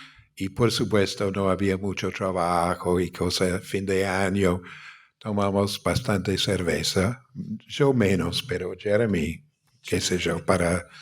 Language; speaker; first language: Spanish; non-native, fluent; English